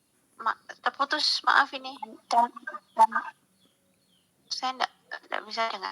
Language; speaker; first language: Indonesian; native; Indonesian